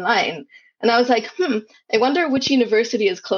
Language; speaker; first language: English; non-native, fluent; Hebrew